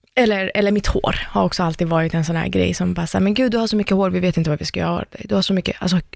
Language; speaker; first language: Swedish; early bilingual, other home language; Persian